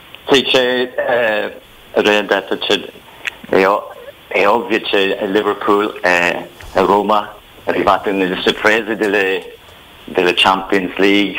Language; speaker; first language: Italian; non-native, fluent; English